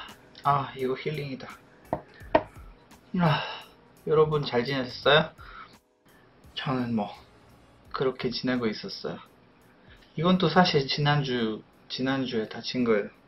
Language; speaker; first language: Korean; non-native, fluent; Polish